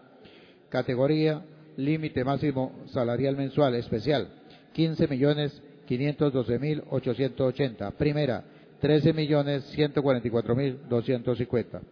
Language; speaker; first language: Spanish; native; Spanish